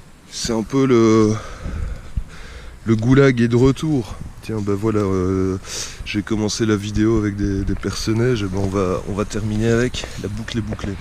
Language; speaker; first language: French; native; French